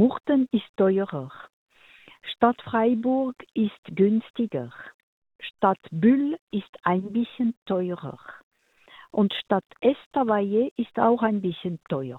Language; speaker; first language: German; non-native, local second language; French